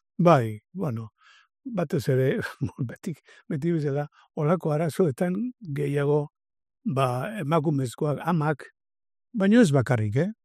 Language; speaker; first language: Basque; native; Basque